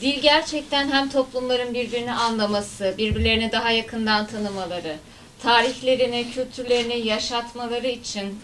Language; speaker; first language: Turkish; native; Turkish